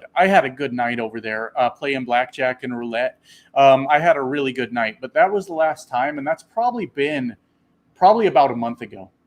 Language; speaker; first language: English; native; English